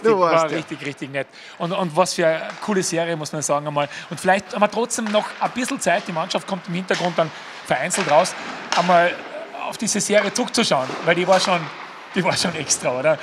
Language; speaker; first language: German; native; German